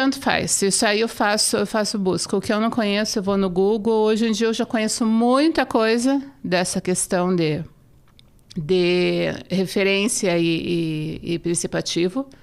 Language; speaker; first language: Portuguese; native; Portuguese